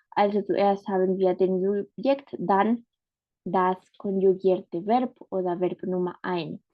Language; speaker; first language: German; non-native, fluent; Spanish